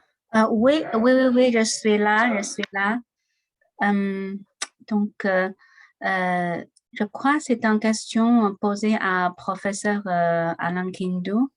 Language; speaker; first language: French; non-native, learner; Chinese